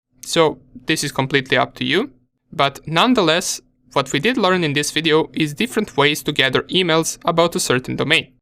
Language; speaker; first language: English; non-native, fluent; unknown